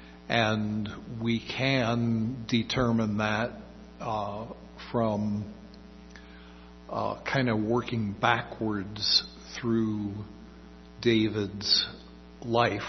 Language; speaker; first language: English; native; English